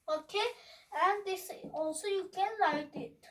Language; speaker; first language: English; non-native, learner; Hindi